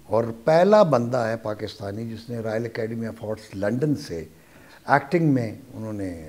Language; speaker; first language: Urdu; non-native, local second language; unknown